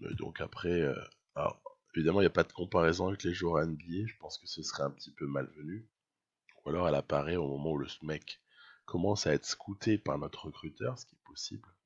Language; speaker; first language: French; native; French